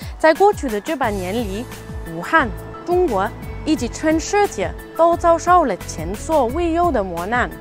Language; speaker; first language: Chinese; non-native, learner; German